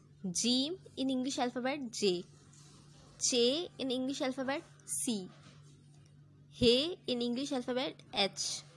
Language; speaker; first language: English; non-native, learner; Urdu